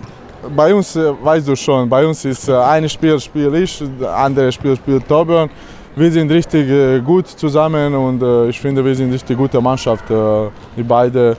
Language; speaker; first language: German; non-native, learner; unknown